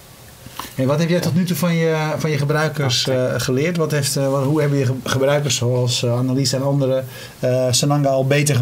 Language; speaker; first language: Dutch; native; Dutch